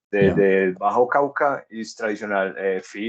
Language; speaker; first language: English; non-native, learner; Spanish